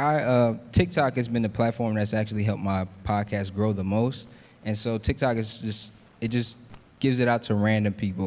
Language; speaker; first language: English; native; English